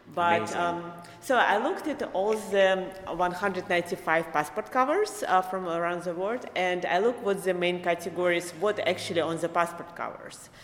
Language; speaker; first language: English; non-native, fluent; Belarusian